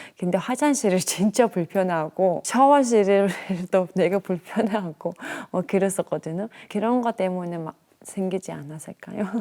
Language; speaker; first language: Korean; non-native, fluent; Mongolian